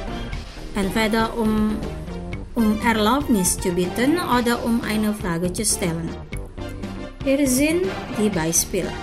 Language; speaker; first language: German; non-native, fluent; Indonesian